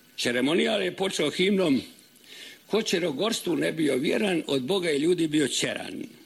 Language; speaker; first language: Serbian; native; Serbian